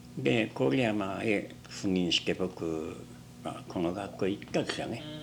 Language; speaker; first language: Japanese; native; Japanese